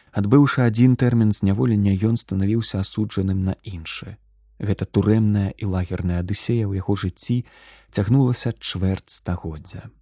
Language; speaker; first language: Belarusian; native; Belarusian